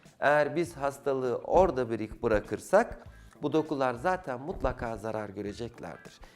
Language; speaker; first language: Turkish; native; Turkish